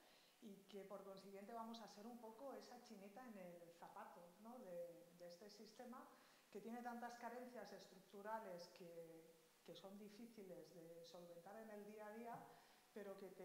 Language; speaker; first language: Spanish; native; Spanish